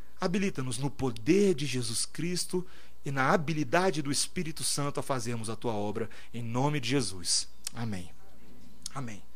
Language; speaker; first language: Portuguese; native; Portuguese